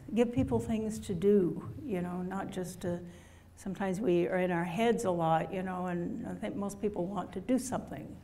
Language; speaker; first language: English; native; English